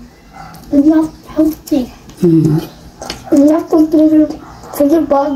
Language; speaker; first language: English; non-native, local second language; Filipino